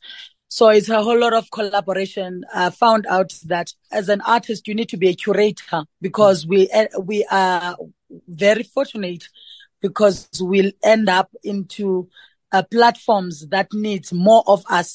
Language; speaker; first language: English; non-native, local second language; Xhosa